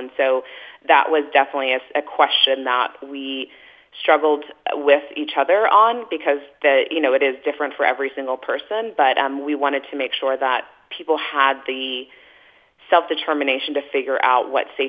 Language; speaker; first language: English; native; English